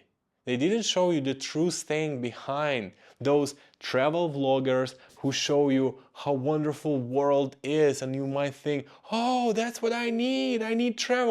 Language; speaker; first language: English; non-native, fluent; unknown